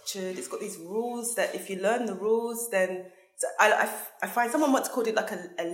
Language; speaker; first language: English; native; English